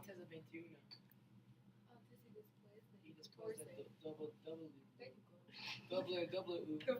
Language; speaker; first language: Spanish; non-native, learner; English